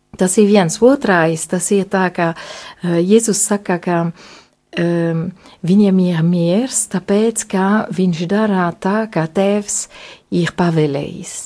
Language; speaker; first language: Latvian; non-native, fluent; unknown